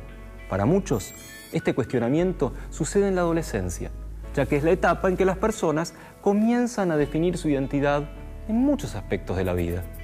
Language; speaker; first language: Spanish; native; Spanish